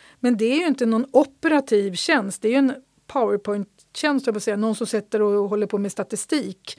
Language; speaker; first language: Swedish; native; Swedish